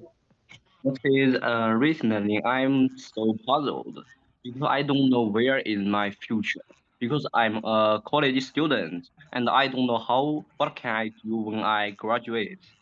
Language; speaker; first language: English; non-native, learner; Chinese